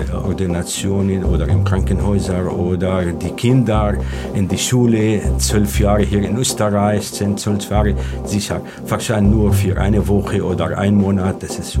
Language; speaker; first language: German; non-native, learner; Arabic